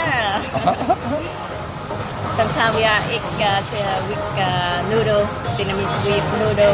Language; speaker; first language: English; non-native, learner; Vietnamese